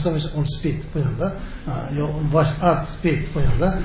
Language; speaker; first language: Russian; non-native, learner; Tibetan